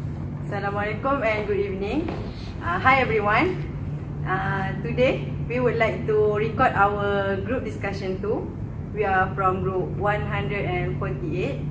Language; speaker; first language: English; non-native, learner; Malay